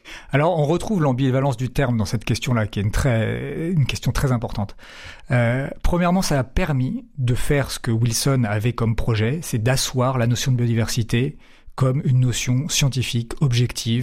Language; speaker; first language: French; native; French